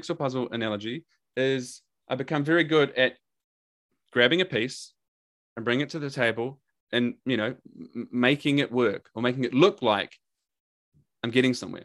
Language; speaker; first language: English; native; English